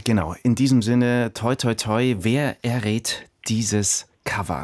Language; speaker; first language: German; native; German